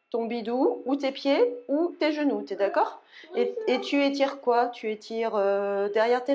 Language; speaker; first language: French; native; French